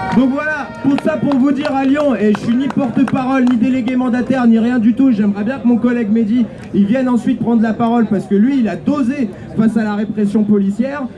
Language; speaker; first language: French; native; French